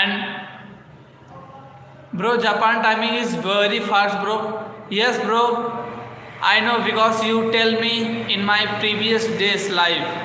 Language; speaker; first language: English; non-native, learner; Hindi